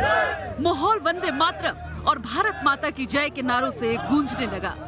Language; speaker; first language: Hindi; native; Hindi